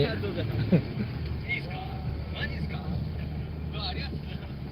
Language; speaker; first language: Japanese; native; Japanese